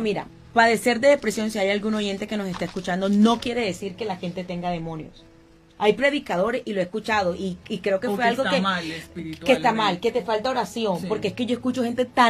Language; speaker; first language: Spanish; native; Spanish